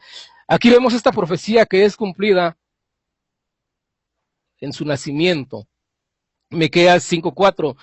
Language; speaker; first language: Spanish; native; Spanish